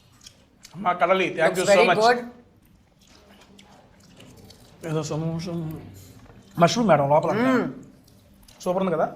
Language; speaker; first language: Telugu; native; Telugu